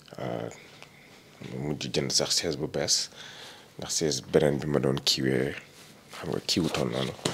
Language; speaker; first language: Wolof; early bilingual, heritage; Wolof